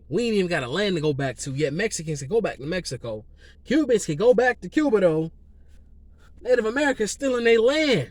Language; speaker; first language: English; native; English